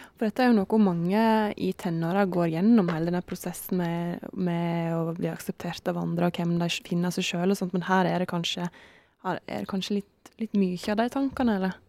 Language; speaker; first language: Norwegian; native; Norwegian